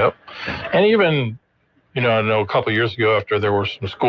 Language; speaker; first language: English; native; English